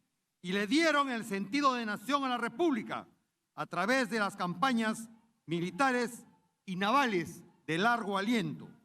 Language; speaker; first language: Spanish; native; Spanish